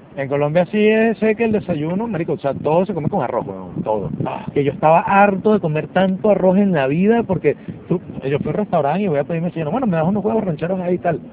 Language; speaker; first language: Spanish; native; Spanish